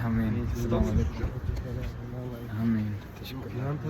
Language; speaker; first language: Turkish; non-native, learner; English